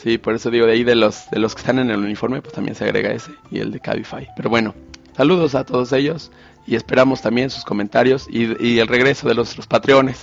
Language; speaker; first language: Spanish; native; Spanish